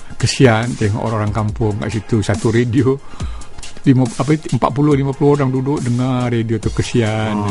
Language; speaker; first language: Malay; native; Malay